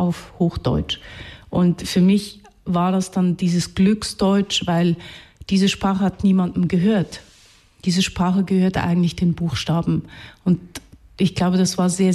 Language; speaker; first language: German; non-native, fluent; Hungarian